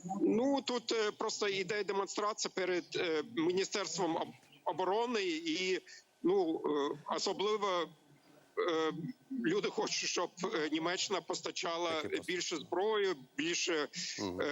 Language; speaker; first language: Ukrainian; non-native, learner; German